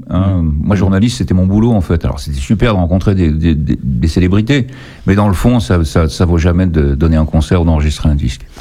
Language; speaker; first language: French; native; French